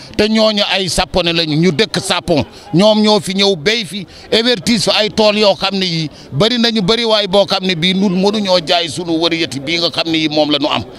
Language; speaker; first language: Wolof; native; Wolof